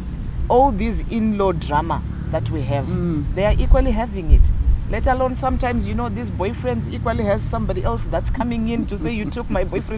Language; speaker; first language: English; non-native, local second language; Shona